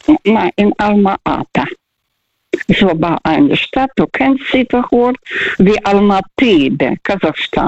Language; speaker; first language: German; non-native, learner; Russian